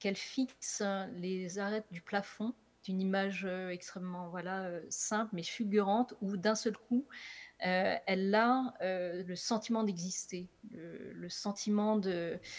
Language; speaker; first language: French; native; French